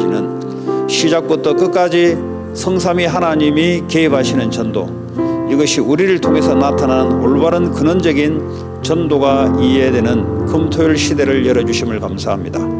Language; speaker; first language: Korean; native; Korean